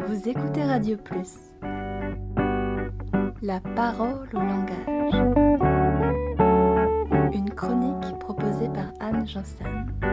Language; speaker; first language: French; native; French